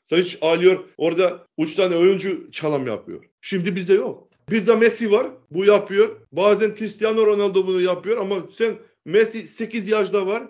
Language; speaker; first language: Turkish; non-native, learner; Macedonian